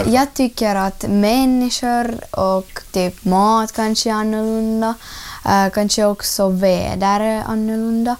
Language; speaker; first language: Swedish; non-native, learner; Ukrainian